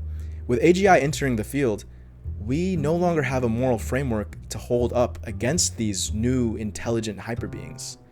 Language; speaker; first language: English; native; English